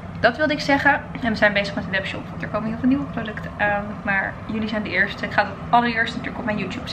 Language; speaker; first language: Dutch; native; Dutch